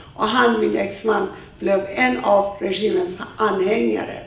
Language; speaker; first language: Swedish; non-native, fluent; Persian